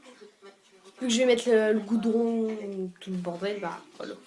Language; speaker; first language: French; native; French